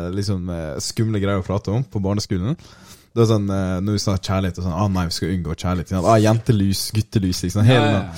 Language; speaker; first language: Norwegian; early bilingual, other home language; Somali